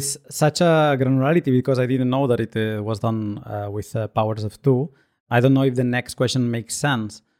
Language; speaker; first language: English; non-native, fluent; Spanish